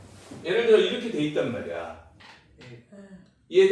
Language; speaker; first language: Korean; native; Korean